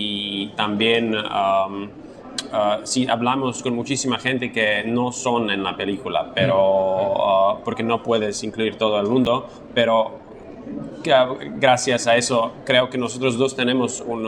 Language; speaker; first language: Spanish; non-native, fluent; Slovak